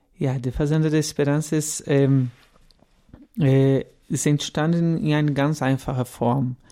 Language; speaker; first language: German; non-native, fluent; Portuguese